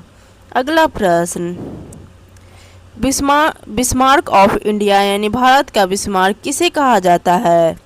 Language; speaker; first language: Hindi; native; Hindi